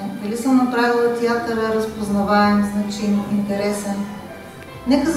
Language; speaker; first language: Bulgarian; native; Bulgarian